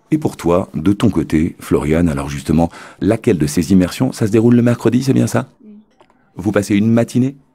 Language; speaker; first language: French; native; French